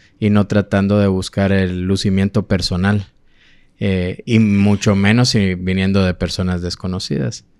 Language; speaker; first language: Spanish; native; Spanish